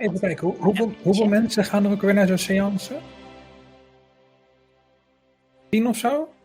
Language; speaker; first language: Dutch; native; Dutch